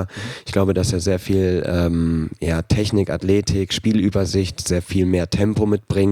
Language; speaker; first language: German; native; German